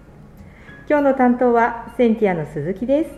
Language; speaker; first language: Japanese; native; Japanese